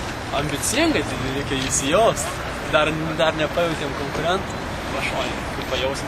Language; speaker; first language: Lithuanian; native; Lithuanian